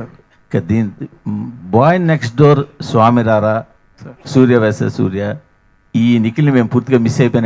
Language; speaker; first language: Telugu; native; Telugu